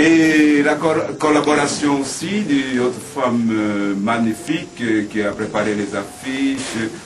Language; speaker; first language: French; non-native, fluent; Portuguese